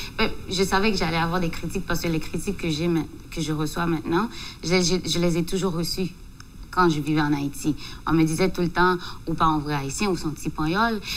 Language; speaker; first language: French; non-native, local second language; Haitian Creole